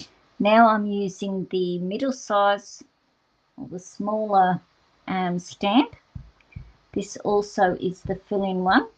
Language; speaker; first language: English; native; English